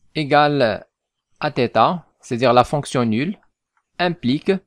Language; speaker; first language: French; non-native, local second language; Arabic